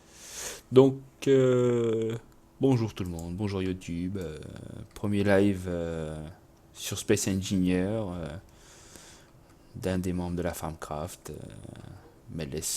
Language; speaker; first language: French; native; French